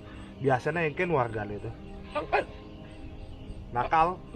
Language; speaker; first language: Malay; non-native, local second language; Balinese